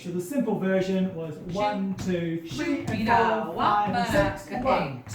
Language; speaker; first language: English; native; English